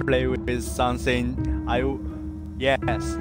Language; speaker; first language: English; non-native, learner; Chinese